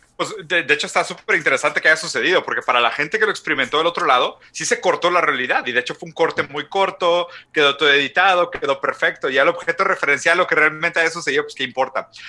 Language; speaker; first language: Spanish; non-native, fluent; Portuguese